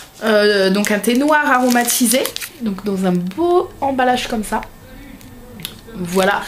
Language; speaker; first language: French; native; French